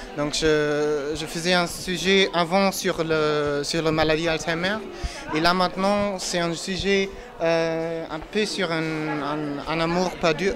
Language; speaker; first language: French; non-native, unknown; German